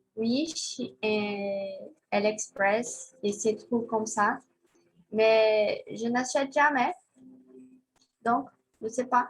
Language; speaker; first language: French; non-native, learner; Portuguese